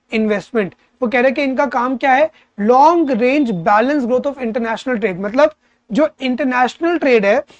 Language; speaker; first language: Hindi; native; Hindi